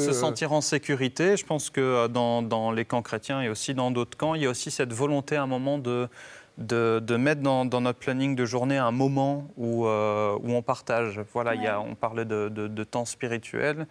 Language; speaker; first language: French; native; French